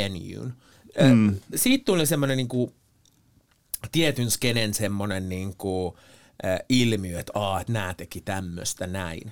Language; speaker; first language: Finnish; native; Finnish